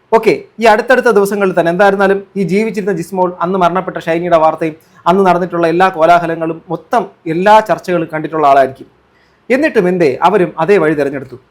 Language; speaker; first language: Malayalam; native; Malayalam